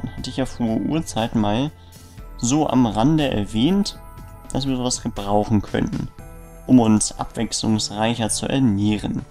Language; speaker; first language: German; native; German